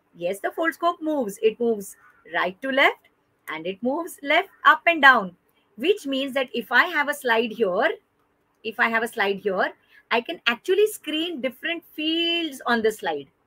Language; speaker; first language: English; non-native, local second language; Hindi